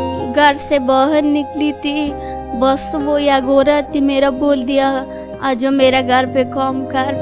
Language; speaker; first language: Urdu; non-native, learner; Persian